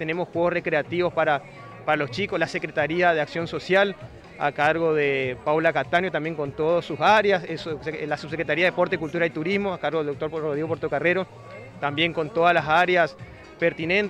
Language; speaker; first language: Spanish; native; Spanish